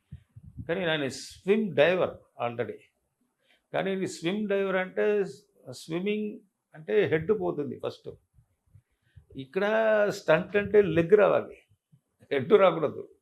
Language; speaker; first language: Telugu; non-native, learner; Tamil